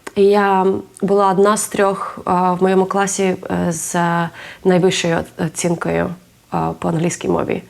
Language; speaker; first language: Ukrainian; native; Ukrainian